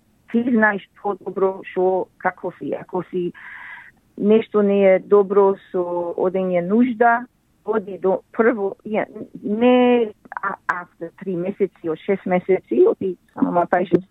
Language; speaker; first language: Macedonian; early bilingual, heritage; Macedonian